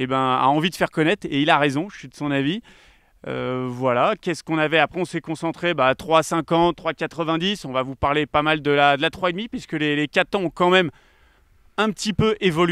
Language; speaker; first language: French; native; French